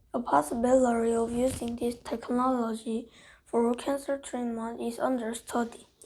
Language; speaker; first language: English; non-native, fluent; Korean